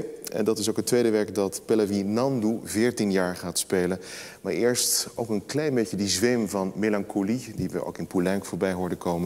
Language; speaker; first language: Dutch; native; Dutch